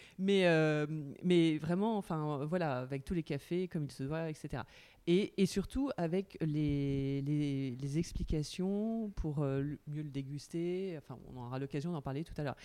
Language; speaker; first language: French; native; French